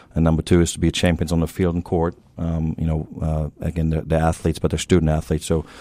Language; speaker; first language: English; non-native, fluent; German